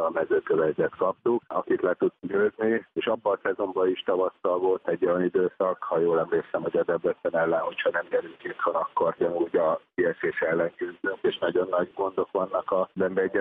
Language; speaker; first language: Hungarian; native; Hungarian